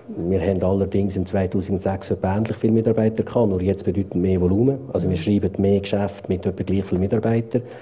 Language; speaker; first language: German; native; German